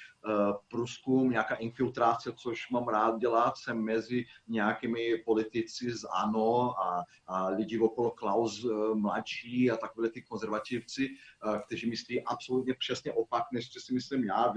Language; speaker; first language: Czech; non-native, fluent; Portuguese